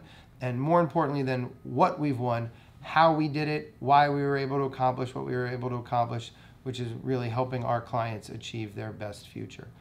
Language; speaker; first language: English; native; English